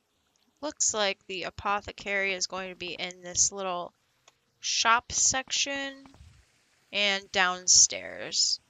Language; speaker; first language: English; native; English